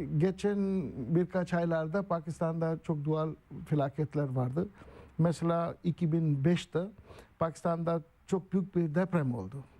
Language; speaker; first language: Turkish; non-native, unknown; Urdu